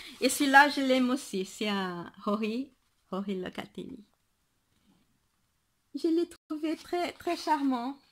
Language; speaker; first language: French; non-native, fluent; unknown